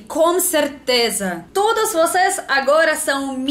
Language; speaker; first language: Portuguese; non-native, learner; Russian